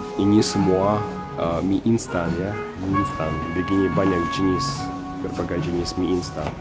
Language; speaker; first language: Indonesian; non-native, fluent; Russian